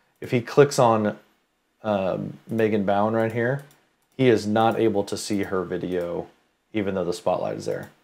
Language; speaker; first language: English; native; English